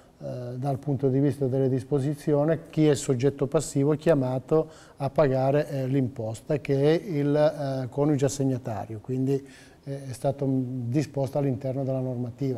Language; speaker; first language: Italian; native; Italian